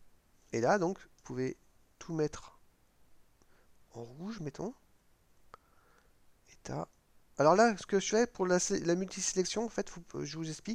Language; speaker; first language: French; native; French